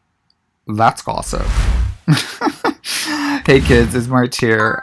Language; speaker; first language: English; native; English